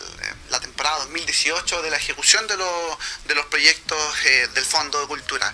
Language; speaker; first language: Spanish; native; Spanish